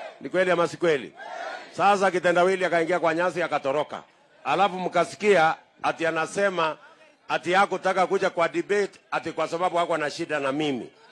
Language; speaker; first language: Swahili; non-native, local second language; Kalenjin